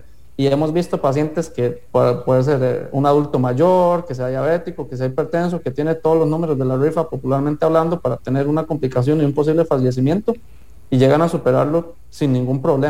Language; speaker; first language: Spanish; native; Spanish